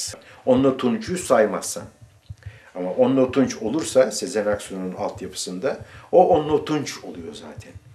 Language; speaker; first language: Turkish; native; Turkish